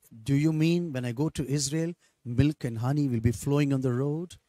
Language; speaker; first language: English; non-native, local second language; Tamil